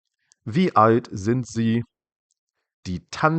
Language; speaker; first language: German; non-native, fluent; English